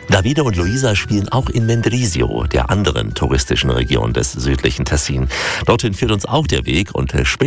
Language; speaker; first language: German; native; German